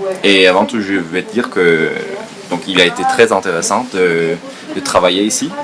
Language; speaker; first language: French; non-native, fluent; Danish